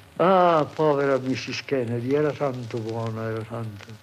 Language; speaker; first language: Italian; early bilingual, other home language; Romansh